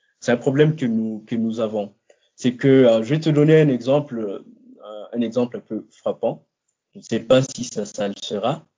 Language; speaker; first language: French; non-native, local second language; Lingala